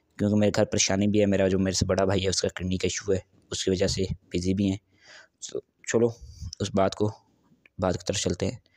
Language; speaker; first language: Urdu; non-native, local second language; Punjabi